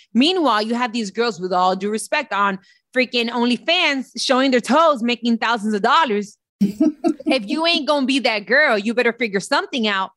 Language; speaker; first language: English; early bilingual, other home language; Spanish